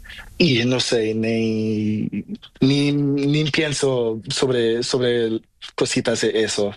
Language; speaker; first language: Spanish; non-native, learner; Portuguese